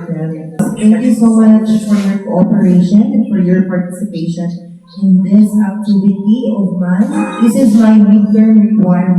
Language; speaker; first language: English; non-native, learner; Cebuano